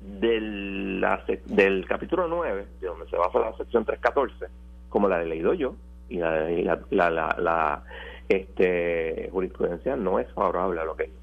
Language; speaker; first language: Spanish; native; Spanish